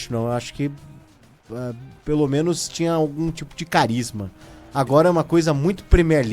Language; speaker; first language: Portuguese; native; Portuguese